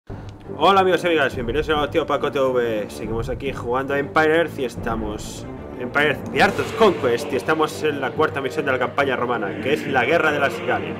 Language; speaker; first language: Spanish; native; Spanish